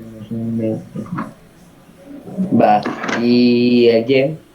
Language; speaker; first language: Spanish; native; Spanish